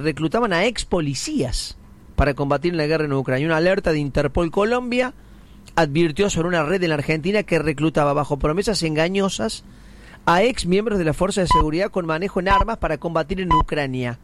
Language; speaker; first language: Spanish; native; Spanish